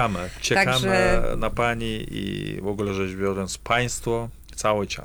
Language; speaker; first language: Polish; non-native, fluent; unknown